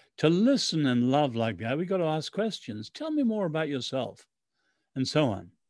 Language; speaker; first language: English; early bilingual, other home language; Chinese